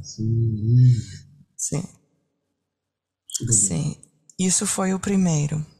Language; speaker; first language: Portuguese; non-native, learner; French